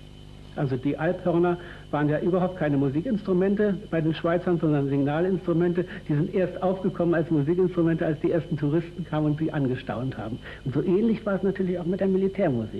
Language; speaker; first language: German; native; German